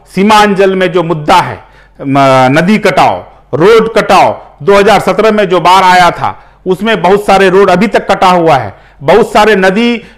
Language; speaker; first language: Hindi; native; Hindi